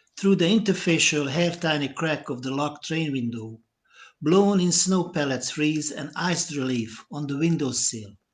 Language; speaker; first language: English; non-native, fluent; Hungarian